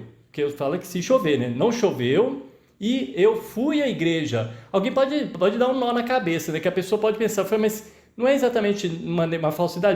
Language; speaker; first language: Portuguese; native; Portuguese